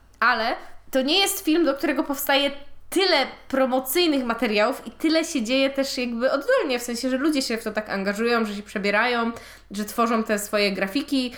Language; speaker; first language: Polish; native; Polish